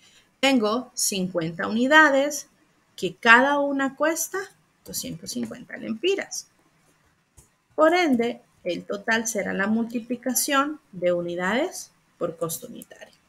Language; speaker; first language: Spanish; native; Spanish